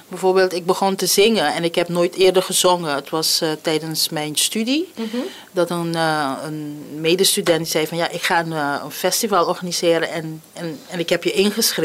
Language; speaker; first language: Dutch; non-native, local second language; Papiamento